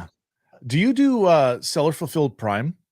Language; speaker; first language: English; native; English